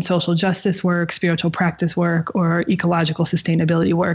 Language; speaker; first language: English; native; English